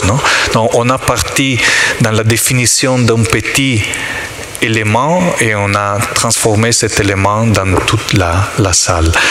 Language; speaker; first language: French; non-native, learner; Italian